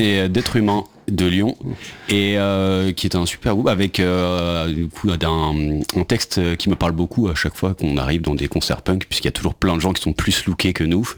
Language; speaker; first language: French; native; French